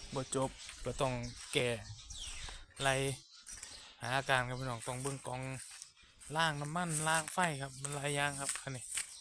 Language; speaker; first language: Thai; native; Thai